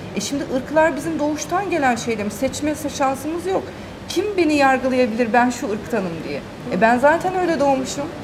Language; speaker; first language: Turkish; early bilingual, heritage; Turkish